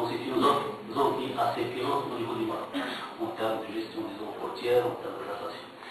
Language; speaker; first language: French; non-native, local second language; Arabic